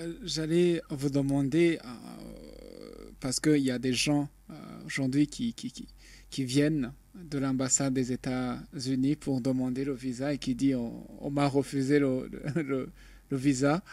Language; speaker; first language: French; non-native, local second language; Rundi